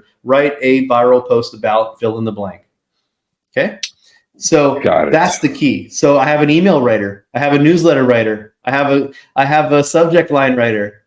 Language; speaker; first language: English; native; English